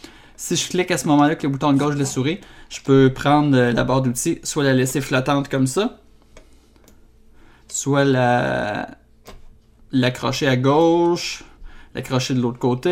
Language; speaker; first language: French; native; French